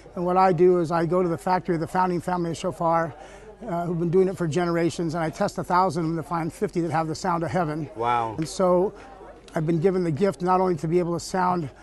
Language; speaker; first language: English; native; English